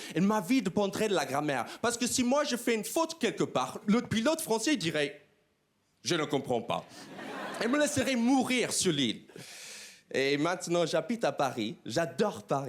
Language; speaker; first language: French; non-native, fluent; English